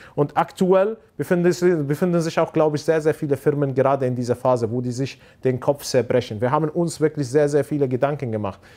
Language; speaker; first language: German; non-native, fluent; Arabic